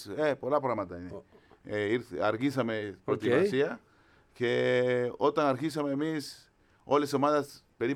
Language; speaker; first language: Greek; non-native, fluent; Spanish